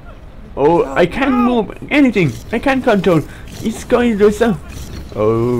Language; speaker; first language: English; non-native, learner; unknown